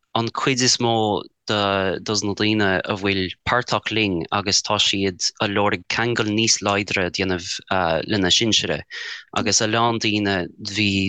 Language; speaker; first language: Irish; non-native, fluent; English